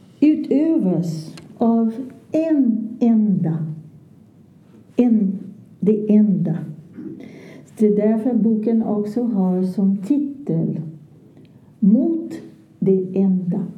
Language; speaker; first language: Swedish; non-native, fluent; Portuguese